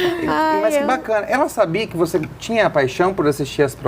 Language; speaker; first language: Portuguese; native; Portuguese